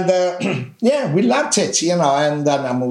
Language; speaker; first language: English; non-native, fluent; Italian